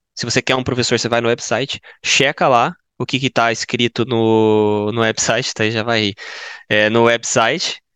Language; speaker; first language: Portuguese; native; Portuguese